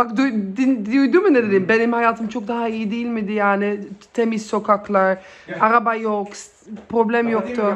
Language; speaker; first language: Turkish; early bilingual, heritage; Turkish